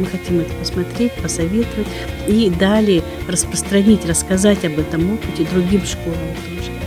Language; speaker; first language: Russian; native; Russian